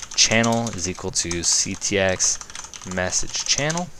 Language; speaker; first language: English; native; English